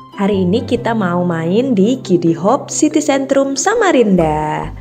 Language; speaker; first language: Indonesian; native; Indonesian